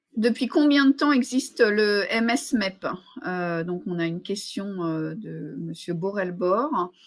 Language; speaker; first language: French; native; French